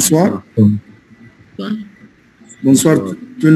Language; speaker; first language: French; non-native, fluent; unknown